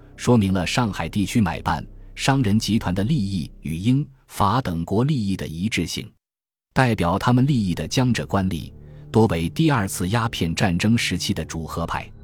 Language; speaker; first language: Chinese; native; Chinese